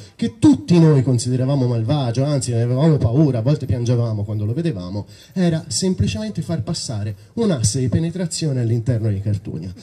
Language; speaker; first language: Italian; native; Italian